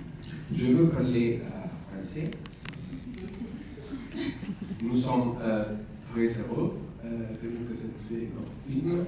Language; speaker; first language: French; non-native, learner; Italian